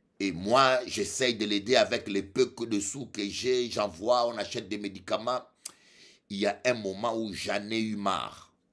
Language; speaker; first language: French; non-native, local second language; Lingala